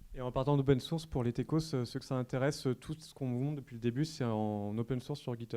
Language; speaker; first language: French; native; French